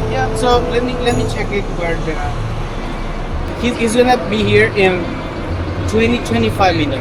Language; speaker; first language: English; non-native, fluent; Spanish